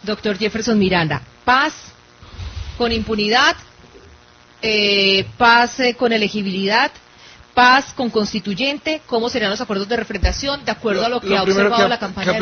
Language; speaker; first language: Spanish; native; Spanish